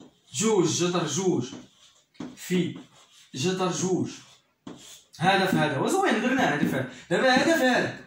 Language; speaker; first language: Arabic; native; Arabic